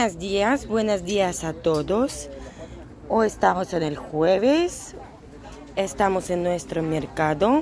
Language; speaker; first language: Spanish; non-native, fluent; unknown